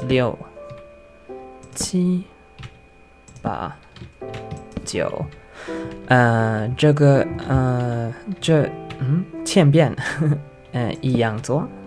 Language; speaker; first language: Chinese; non-native, learner; English